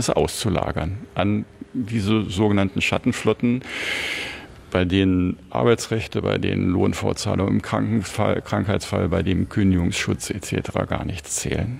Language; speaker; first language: German; native; German